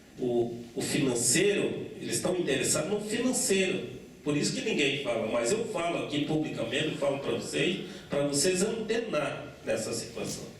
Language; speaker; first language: Portuguese; non-native, local second language; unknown